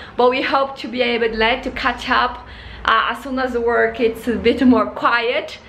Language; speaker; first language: English; non-native, fluent; Portuguese